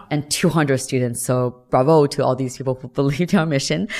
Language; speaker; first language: English; non-native, fluent; Chinese